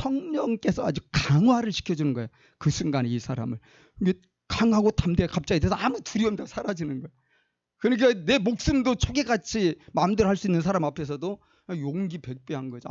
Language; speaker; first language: Korean; native; Korean